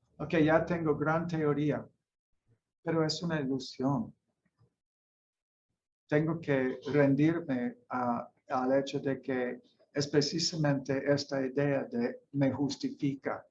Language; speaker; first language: Spanish; non-native, fluent; English